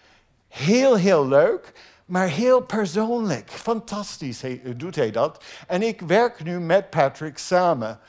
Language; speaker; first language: Dutch; non-native, fluent; English